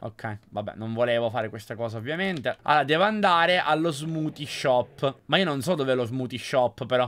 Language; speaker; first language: Italian; native; Italian